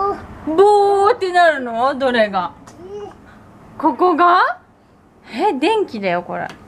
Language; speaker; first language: Japanese; native; Japanese